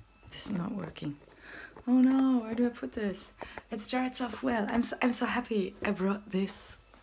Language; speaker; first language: English; non-native, fluent; German